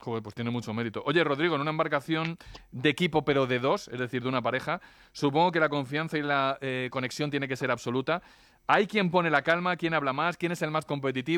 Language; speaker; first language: Spanish; native; Spanish